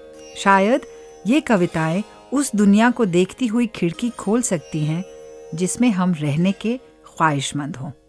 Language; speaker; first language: Hindi; native; Hindi